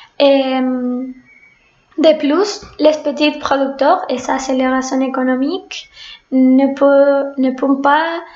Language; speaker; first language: French; non-native, fluent; Spanish